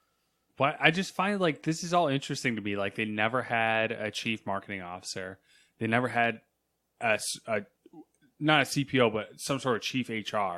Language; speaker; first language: English; native; English